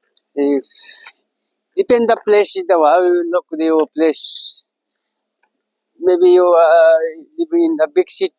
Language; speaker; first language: English; non-native, learner; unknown